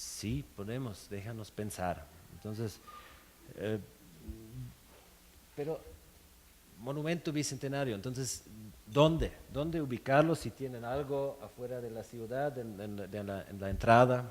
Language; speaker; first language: Spanish; non-native, fluent; German